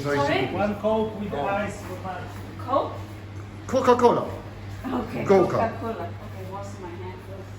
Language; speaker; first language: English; non-native, learner; Polish